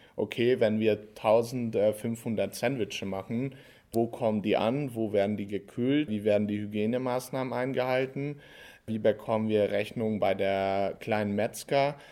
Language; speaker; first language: German; non-native, fluent; Hungarian